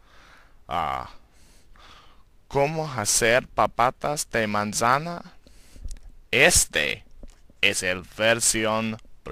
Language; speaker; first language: Spanish; non-native, learner; English